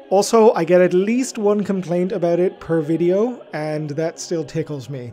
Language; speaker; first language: English; native; English